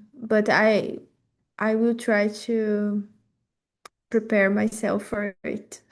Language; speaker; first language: English; non-native, learner; Portuguese